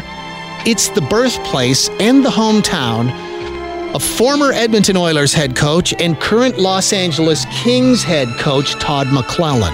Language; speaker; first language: English; native; English